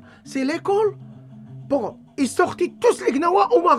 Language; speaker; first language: French; non-native, learner; Arabic